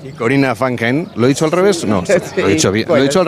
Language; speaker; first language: Spanish; native; Spanish